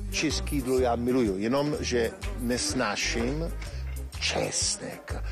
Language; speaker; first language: Czech; non-native, fluent; Italian